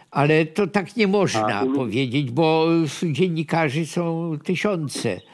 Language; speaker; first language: Polish; native; Polish